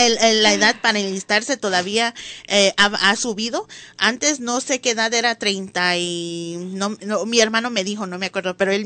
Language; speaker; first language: Spanish; early bilingual, heritage; Spanish